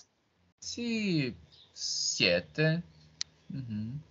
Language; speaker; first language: Spanish; non-native, learner; Portuguese